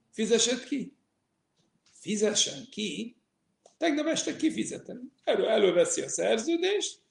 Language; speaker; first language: Hungarian; early bilingual, heritage; Hungarian